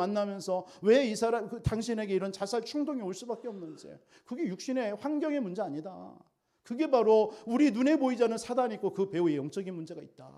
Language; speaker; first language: Korean; native; Korean